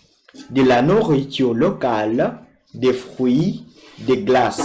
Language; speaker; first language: French; non-native, fluent; Portuguese